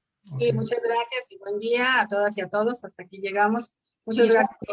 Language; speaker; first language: Spanish; native; Spanish